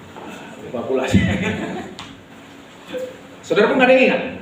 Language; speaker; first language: Indonesian; native; Indonesian